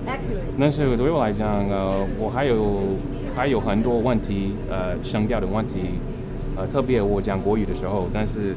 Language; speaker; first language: Chinese; non-native, fluent; English